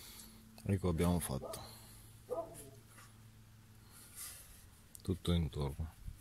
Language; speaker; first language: Italian; non-native, fluent; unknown